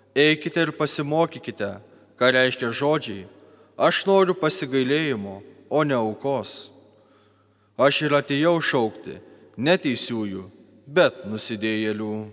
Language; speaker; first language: Lithuanian; native; Lithuanian